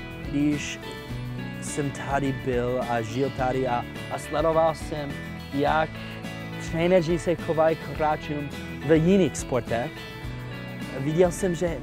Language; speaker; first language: Czech; non-native, fluent; English